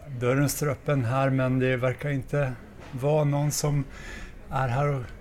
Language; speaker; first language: Swedish; native; Swedish